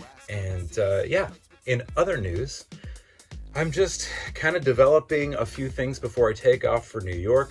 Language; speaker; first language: English; native; English